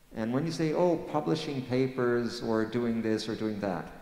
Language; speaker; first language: English; non-native, fluent; Portuguese